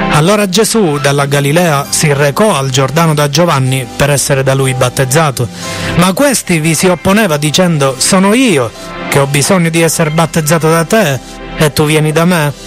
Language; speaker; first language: Italian; native; Italian